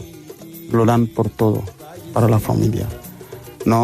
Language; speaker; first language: Spanish; non-native, fluent; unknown